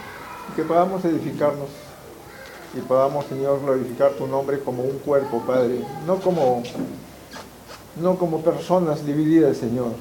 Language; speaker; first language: Spanish; native; Spanish